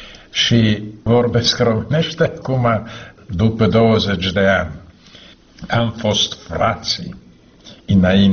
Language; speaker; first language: Romanian; non-native, fluent; Slovak